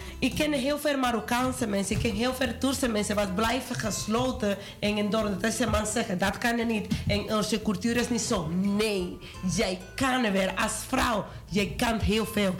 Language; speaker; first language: Dutch; non-native, learner; Spanish